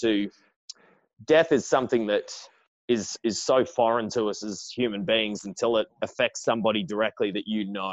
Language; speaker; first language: English; native; English